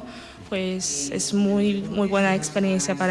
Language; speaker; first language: Spanish; non-native, fluent; Polish